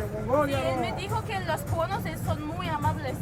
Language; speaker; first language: Spanish; non-native, learner; Mongolian